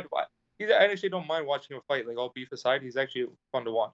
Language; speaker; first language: English; native; English